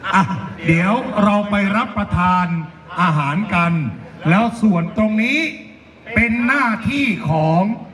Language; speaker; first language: Thai; native; Thai